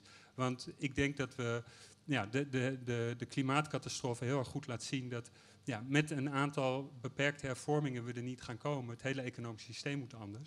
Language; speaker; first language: Dutch; native; Dutch